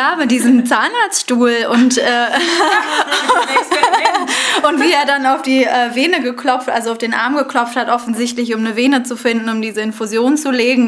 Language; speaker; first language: German; native; German